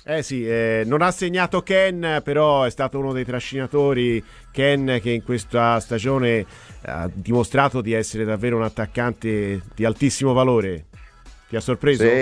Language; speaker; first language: Italian; native; Italian